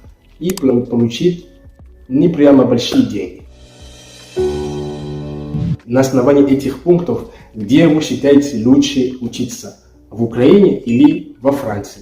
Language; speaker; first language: Russian; non-native, fluent; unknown